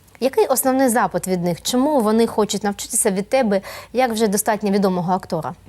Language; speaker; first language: Ukrainian; native; Ukrainian